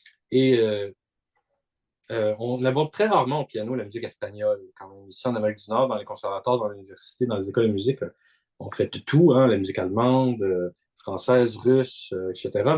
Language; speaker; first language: French; native; French